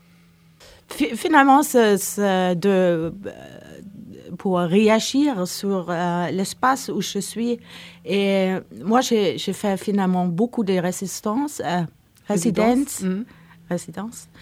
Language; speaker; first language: French; non-native, learner; Norwegian